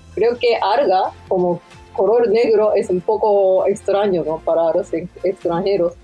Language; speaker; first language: Spanish; non-native, learner; Japanese